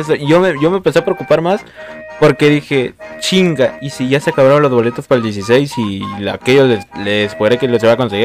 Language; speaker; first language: Spanish; native; Spanish